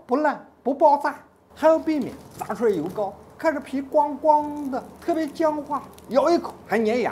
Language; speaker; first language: Chinese; native; Chinese